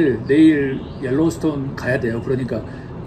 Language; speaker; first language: Korean; native; Korean